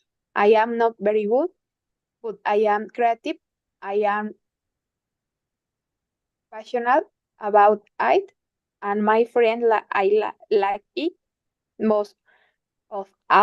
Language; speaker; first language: English; non-native, learner; Spanish